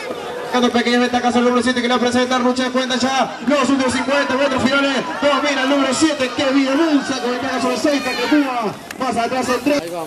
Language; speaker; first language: Spanish; native; Spanish